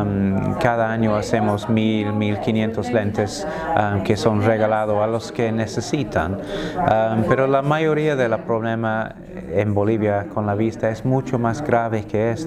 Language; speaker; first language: Spanish; non-native, fluent; English